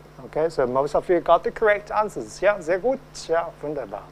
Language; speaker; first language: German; non-native, fluent; Cantonese